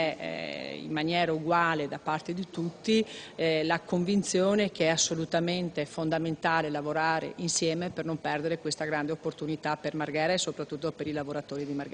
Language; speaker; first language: Italian; native; Italian